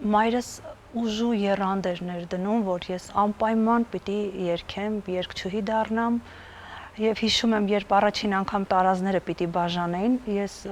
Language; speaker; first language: Armenian; native; Armenian